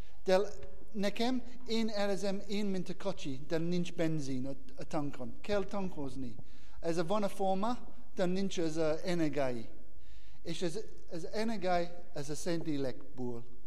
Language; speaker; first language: Hungarian; non-native, learner; English